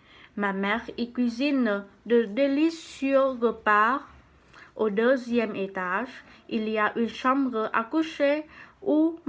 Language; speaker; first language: French; non-native, learner; Vietnamese